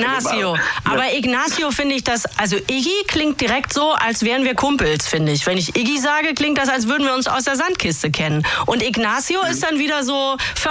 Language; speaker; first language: German; native; German